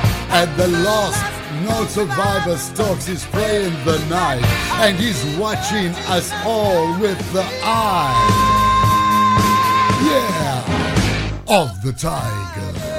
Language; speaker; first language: English; non-native, fluent; Italian